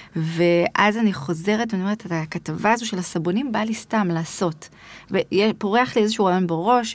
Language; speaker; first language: Hebrew; native; Hebrew